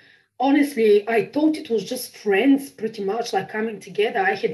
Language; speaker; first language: English; non-native, fluent; Bulgarian